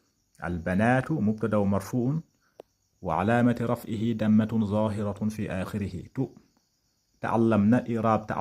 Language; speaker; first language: Arabic; non-native, fluent; Wolof